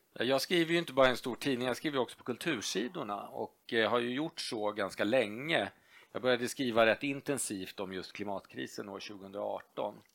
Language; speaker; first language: Swedish; native; Swedish